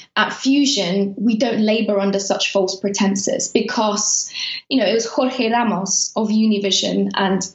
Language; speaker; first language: English; early bilingual, other home language; Persian